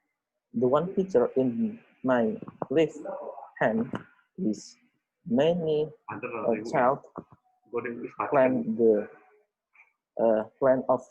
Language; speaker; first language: English; non-native, learner; Indonesian